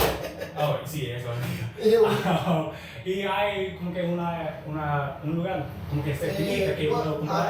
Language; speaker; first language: Spanish; non-native, learner; English